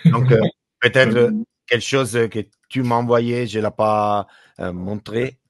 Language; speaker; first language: French; non-native, learner; Italian